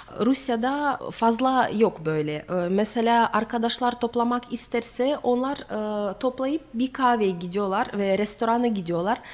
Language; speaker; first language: Turkish; non-native, fluent; Russian